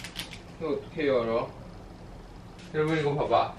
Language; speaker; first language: Korean; non-native, fluent; Thai